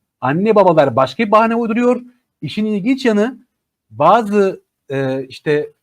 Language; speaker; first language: Turkish; native; Turkish